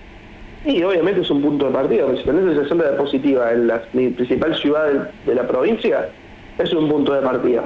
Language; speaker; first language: Spanish; native; Spanish